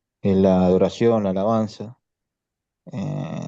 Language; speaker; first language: Spanish; native; Spanish